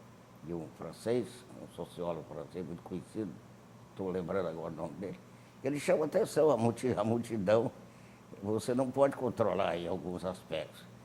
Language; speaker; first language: Portuguese; native; Portuguese